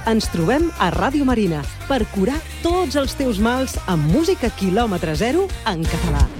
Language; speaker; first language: Catalan; native; Catalan